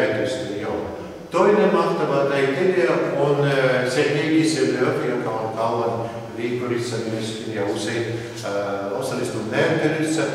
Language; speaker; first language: Finnish; non-native, learner; Russian